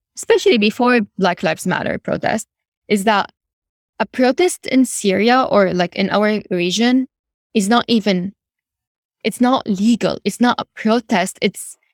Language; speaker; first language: English; non-native, fluent; Arabic